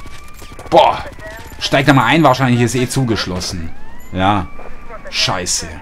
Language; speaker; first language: German; native; German